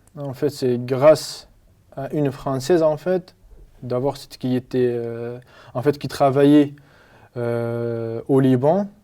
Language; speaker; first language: French; non-native, learner; Arabic